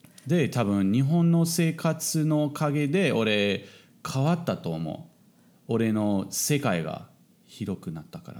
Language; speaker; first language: Japanese; non-native, fluent; English